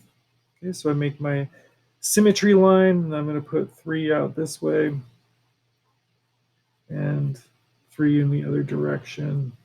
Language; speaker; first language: English; native; English